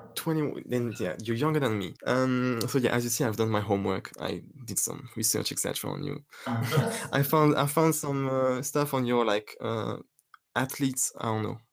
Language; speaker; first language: English; non-native, fluent; French